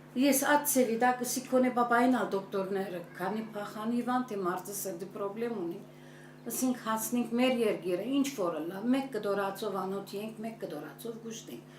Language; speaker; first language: Armenian; early bilingual, heritage; Armenian